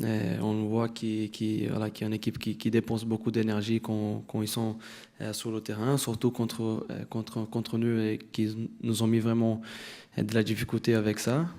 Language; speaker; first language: French; non-native, fluent; Portuguese